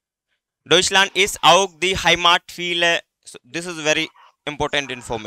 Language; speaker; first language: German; non-native, learner; Hindi